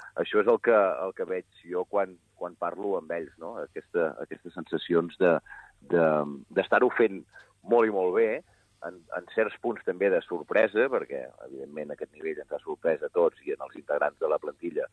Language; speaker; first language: Catalan; native; Catalan